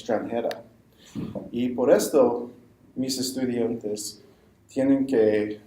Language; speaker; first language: Spanish; non-native, fluent; English